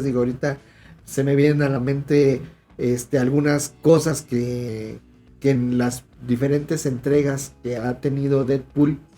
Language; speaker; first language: Spanish; native; Spanish